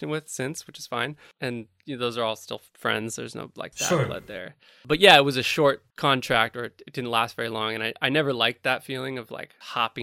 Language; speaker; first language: English; native; English